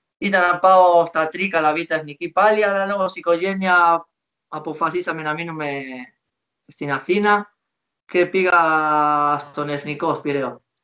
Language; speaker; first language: Greek; non-native, fluent; Spanish